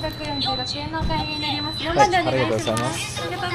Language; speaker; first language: Japanese; native; Japanese